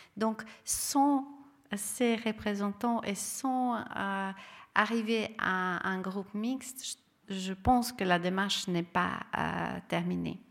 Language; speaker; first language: French; non-native, fluent; Serbian